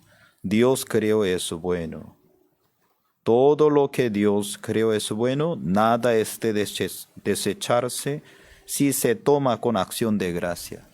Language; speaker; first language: Spanish; non-native, fluent; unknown